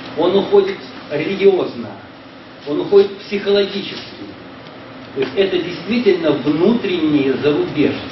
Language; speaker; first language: Russian; native; Russian